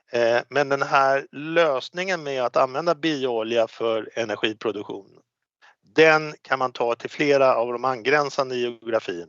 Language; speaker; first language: Swedish; native; Swedish